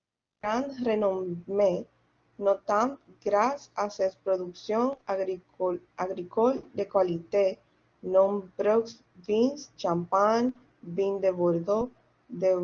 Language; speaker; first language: French; non-native, learner; Spanish